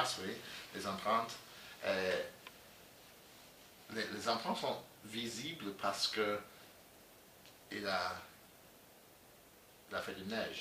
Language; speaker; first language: French; non-native, learner; English